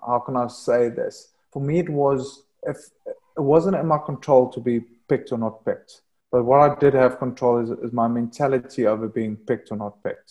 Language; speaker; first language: English; non-native, local second language; Afrikaans